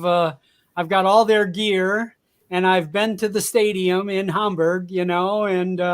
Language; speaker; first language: English; native; English